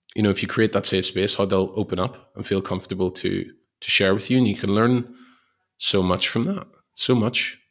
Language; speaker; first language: English; native; English